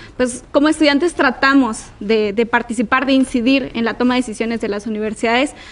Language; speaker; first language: Spanish; native; Spanish